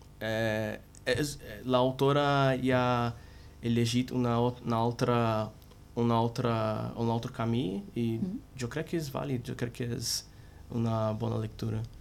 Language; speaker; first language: Catalan; non-native, learner; Portuguese